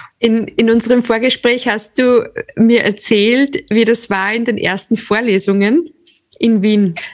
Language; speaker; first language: German; native; German